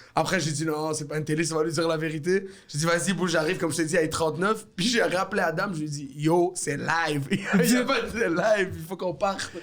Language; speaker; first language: French; early bilingual, other home language; Arabic